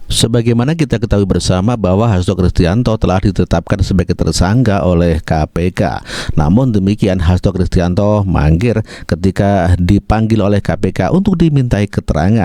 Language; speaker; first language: Indonesian; native; Indonesian